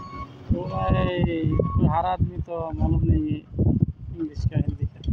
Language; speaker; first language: Hindi; non-native, learner; Bangla